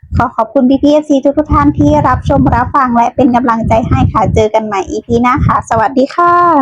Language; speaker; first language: Thai; native; Thai